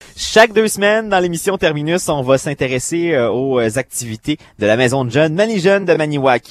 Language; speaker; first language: French; native; French